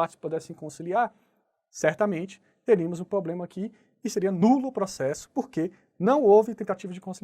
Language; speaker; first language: Portuguese; native; Portuguese